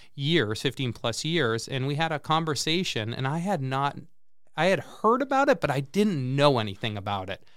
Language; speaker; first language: English; native; English